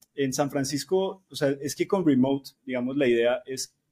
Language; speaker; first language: Spanish; native; Spanish